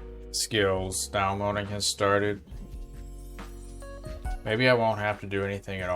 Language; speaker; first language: English; native; English